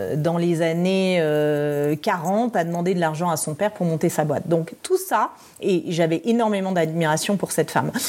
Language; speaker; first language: French; native; French